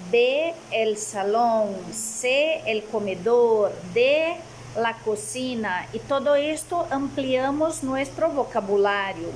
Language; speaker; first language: Spanish; non-native, fluent; Portuguese